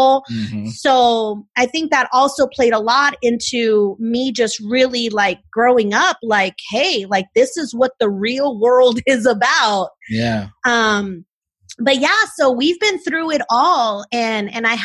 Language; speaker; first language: English; native; English